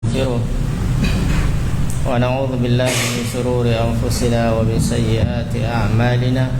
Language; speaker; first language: Arabic; non-native, fluent; Indonesian